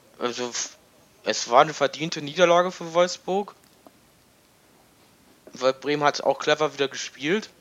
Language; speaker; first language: German; native; German